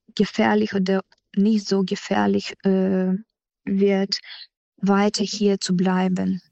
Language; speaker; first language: German; non-native, fluent; Ukrainian